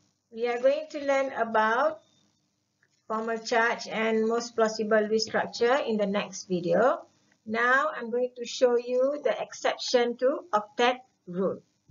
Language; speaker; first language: English; non-native, local second language; Malay